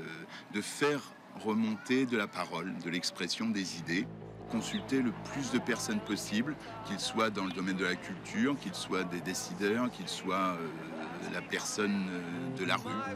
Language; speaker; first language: French; native; French